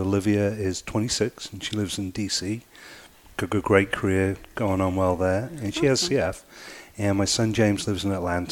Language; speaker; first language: English; native; English